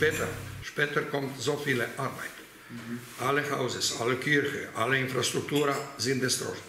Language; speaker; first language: German; non-native, learner; Croatian